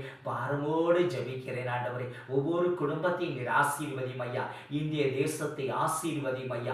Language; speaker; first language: Tamil; native; Tamil